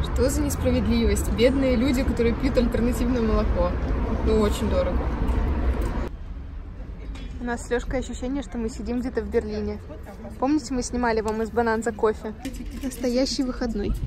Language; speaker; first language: Russian; native; Russian